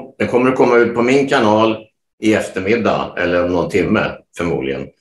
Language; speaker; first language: Swedish; native; Swedish